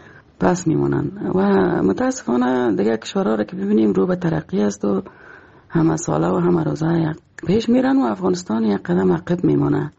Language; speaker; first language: Persian; native; Persian